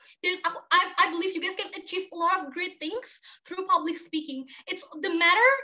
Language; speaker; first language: English; non-native, fluent; Indonesian